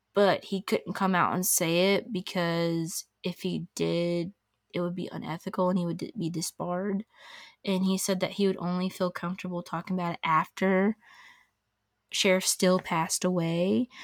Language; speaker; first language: English; native; English